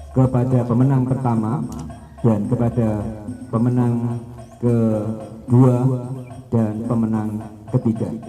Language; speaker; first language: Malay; non-native, local second language; Javanese